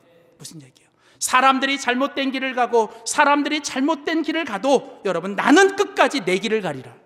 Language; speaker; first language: Korean; native; Korean